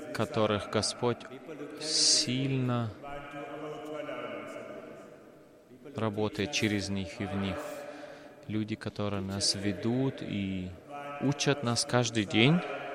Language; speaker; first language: Russian; non-native, fluent; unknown